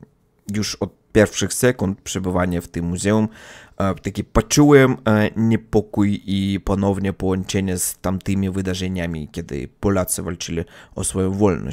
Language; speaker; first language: Polish; non-native, learner; Russian